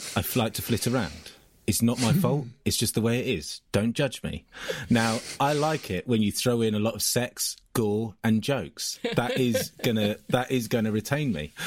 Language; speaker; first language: English; native; English